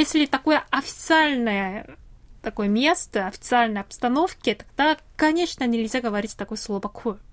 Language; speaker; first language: Russian; non-native, fluent; Korean